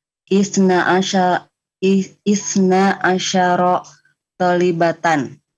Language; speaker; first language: Arabic; non-native, learner; Indonesian